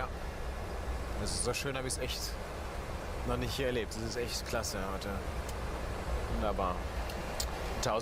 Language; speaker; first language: German; native; German